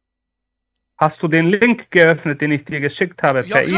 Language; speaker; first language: German; non-native, fluent; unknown